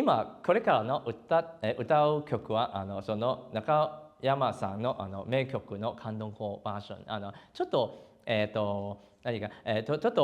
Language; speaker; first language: Japanese; non-native, learner; Cantonese